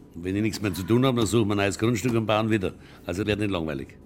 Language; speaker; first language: German; native; German